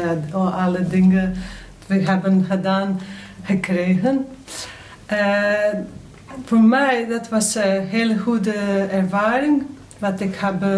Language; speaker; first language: Dutch; non-native, learner; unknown